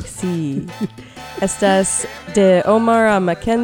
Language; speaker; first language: Spanish; early bilingual, heritage; Spanish